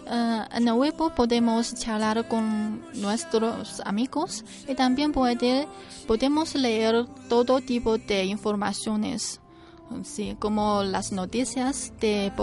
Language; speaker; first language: Spanish; non-native, fluent; Chinese